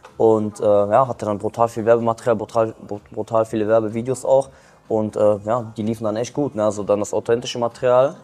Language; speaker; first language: German; early bilingual, other home language; Kurdish